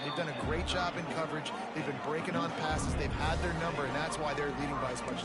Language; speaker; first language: English; native; English